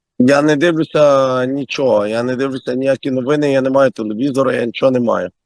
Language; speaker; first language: Ukrainian; native; Ukrainian